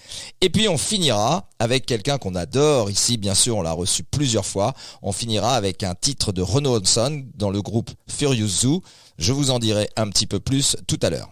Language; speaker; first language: French; native; French